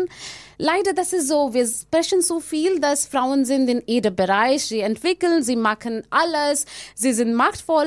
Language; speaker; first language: German; non-native, learner; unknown